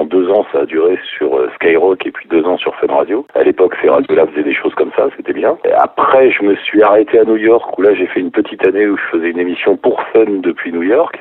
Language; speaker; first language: French; native; French